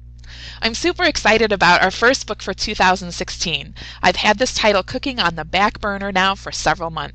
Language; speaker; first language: English; native; English